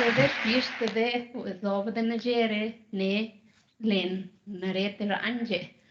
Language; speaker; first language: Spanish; non-native, local second language; Zapotec